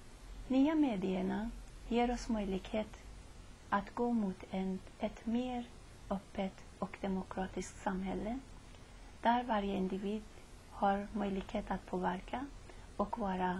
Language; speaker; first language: Swedish; non-native, fluent; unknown